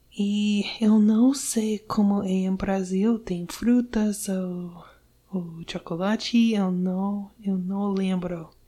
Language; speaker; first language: Portuguese; non-native, learner; English